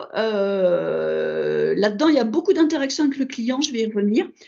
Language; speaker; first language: French; native; French